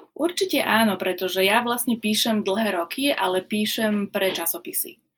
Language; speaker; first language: Slovak; native; Slovak